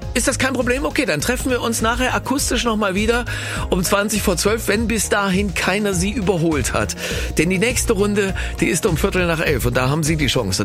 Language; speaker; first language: German; native; German